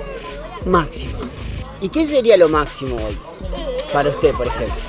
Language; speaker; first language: Spanish; native; Spanish